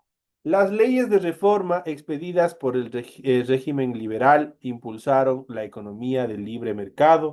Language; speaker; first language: Spanish; native; Spanish